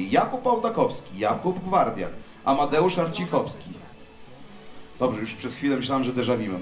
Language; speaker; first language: Polish; native; Polish